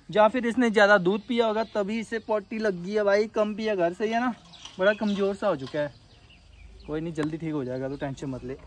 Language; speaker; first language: Hindi; native; Hindi